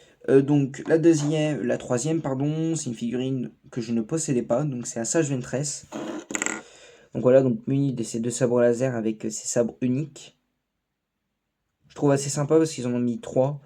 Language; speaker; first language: French; native; French